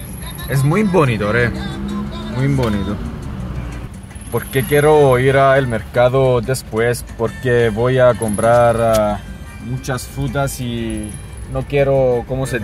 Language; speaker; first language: Spanish; non-native, learner; English